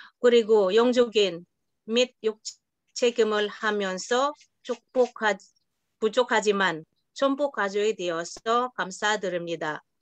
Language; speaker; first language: Korean; non-native, learner; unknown